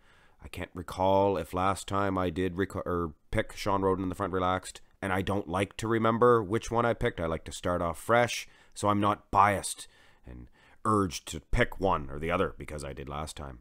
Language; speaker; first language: English; native; English